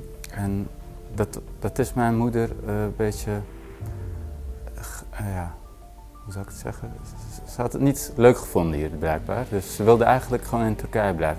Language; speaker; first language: Dutch; early bilingual, other home language; Turkish